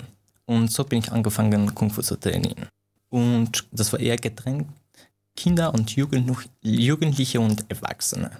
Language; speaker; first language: German; non-native, fluent; Persian